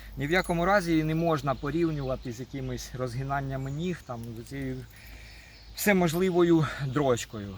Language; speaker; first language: Ukrainian; non-native, local second language; Russian